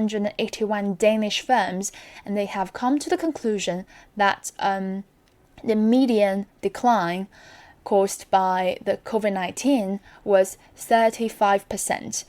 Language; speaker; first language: English; non-native, fluent; Chinese